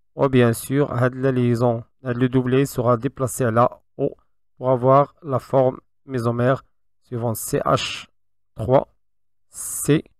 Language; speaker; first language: French; non-native, local second language; Arabic